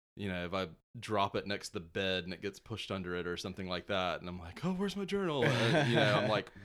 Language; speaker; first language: English; native; English